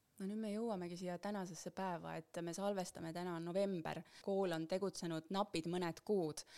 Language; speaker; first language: Estonian; native; Estonian